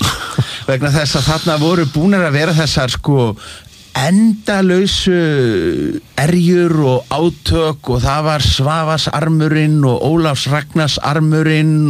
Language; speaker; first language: Icelandic; native; Icelandic